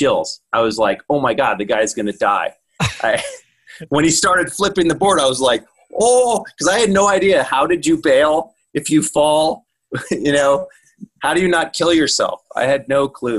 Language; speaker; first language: English; native; English